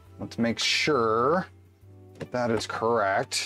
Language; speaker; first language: English; native; English